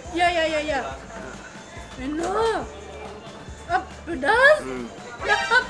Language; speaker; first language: Indonesian; non-native, learner; Japanese